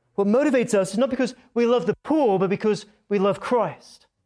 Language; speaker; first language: English; native; English